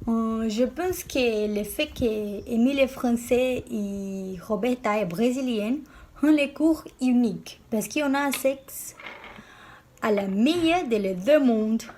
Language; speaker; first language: French; non-native, learner; Portuguese